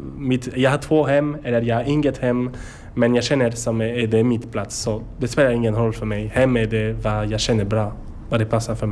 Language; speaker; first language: Swedish; non-native, learner; French